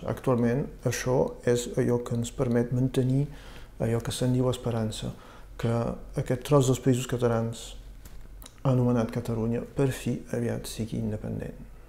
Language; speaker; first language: Catalan; native; Catalan